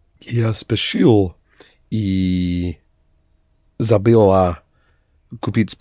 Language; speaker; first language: Russian; non-native, learner; English